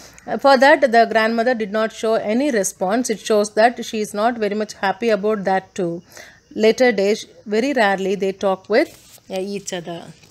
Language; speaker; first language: English; non-native, local second language; Tamil